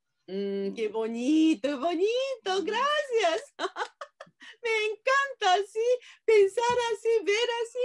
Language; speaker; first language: Spanish; non-native, fluent; Japanese